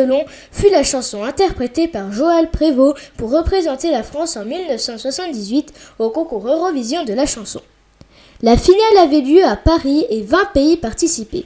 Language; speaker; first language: French; native; French